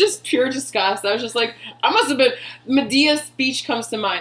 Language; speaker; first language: English; native; English